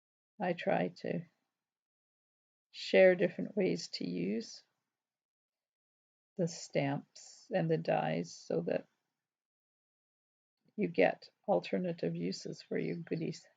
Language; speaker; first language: English; native; English